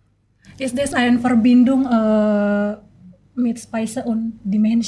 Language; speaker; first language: German; non-native, learner; Indonesian